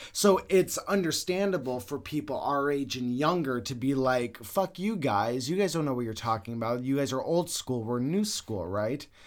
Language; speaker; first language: English; native; English